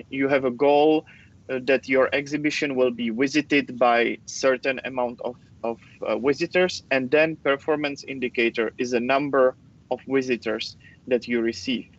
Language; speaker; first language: English; non-native, fluent; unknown